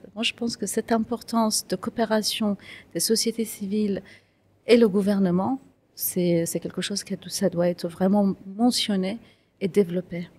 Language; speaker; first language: French; non-native, fluent; Kurdish